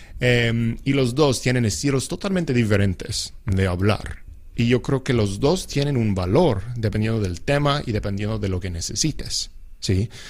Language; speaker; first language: Spanish; non-native, fluent; English